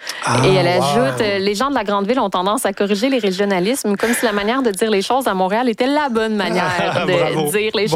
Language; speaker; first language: French; native; French